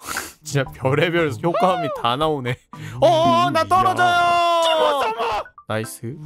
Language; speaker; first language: Korean; native; Korean